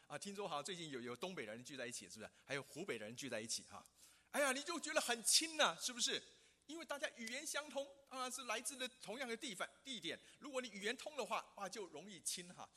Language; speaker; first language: Chinese; non-native, local second language; Hakka Chinese